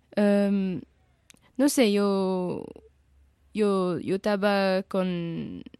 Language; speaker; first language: Spanish; non-native, learner; Arabic